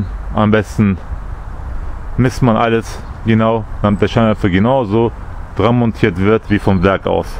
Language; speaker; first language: German; early bilingual, other home language; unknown